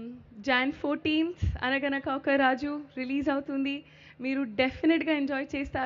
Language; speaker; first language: Telugu; non-native, learner; Hindi